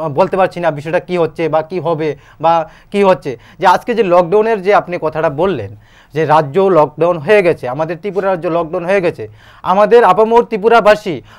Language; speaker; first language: Bangla; native; Bangla